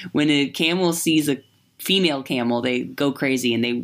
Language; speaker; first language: Hindi; non-native, fluent; English